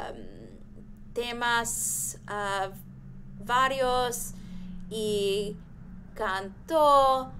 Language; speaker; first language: Spanish; non-native, learner; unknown